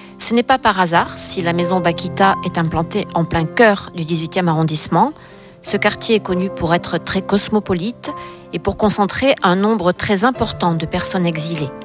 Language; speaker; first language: French; native; French